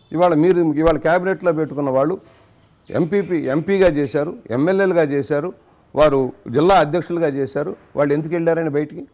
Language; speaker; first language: Telugu; native; Telugu